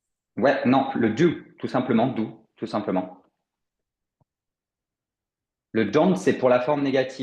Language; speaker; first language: French; native; French